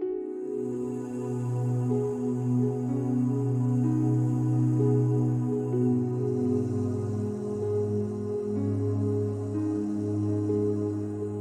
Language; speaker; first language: English; native; English